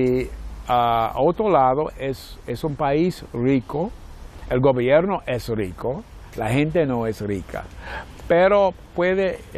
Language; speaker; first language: Spanish; non-native, fluent; Portuguese